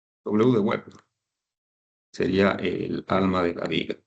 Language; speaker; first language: Spanish; native; Spanish